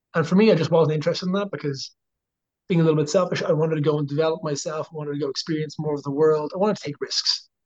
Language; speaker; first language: English; native; English